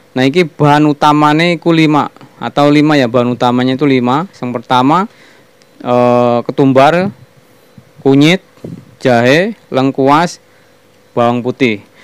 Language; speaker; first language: Indonesian; non-native, local second language; Javanese